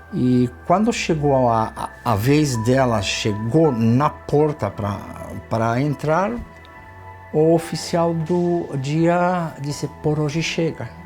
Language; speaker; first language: Portuguese; early bilingual, other home language; Ukrainian